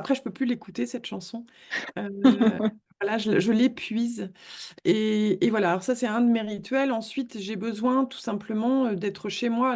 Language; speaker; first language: French; native; French